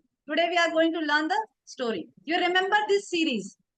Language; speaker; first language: English; non-native, local second language; Hindi